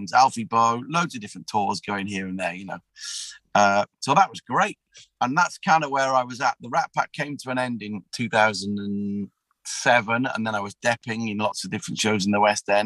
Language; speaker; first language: English; native; English